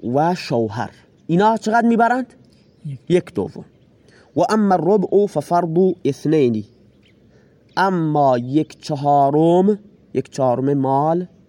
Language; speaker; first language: Persian; non-native, local second language; Baluchi